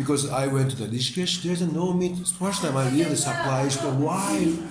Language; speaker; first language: English; non-native, learner; Japanese